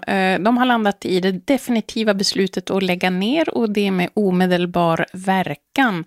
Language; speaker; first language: Swedish; native; Swedish